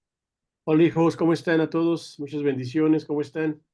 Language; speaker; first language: Spanish; native; Spanish